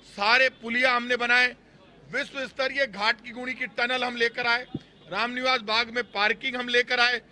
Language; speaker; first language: Hindi; native; Hindi